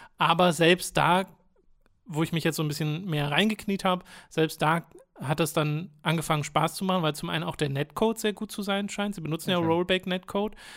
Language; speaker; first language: German; native; German